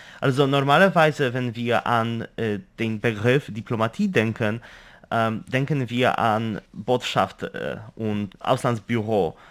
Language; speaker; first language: German; non-native, fluent; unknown